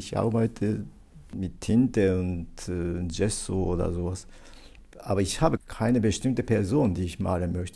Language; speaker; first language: German; non-native, fluent; Japanese